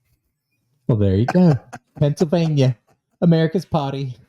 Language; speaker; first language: English; native; English